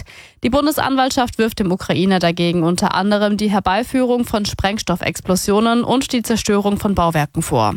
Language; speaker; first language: German; native; German